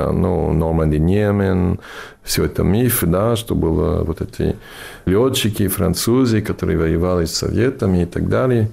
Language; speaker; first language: Russian; non-native, fluent; English